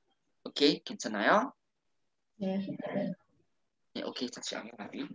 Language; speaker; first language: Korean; non-native, fluent; Burmese